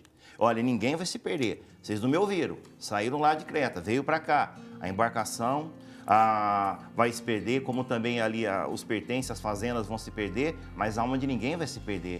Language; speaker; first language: Portuguese; native; Portuguese